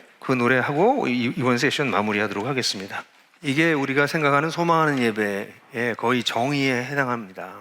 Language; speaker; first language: Korean; native; Korean